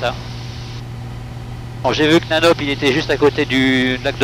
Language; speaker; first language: French; native; French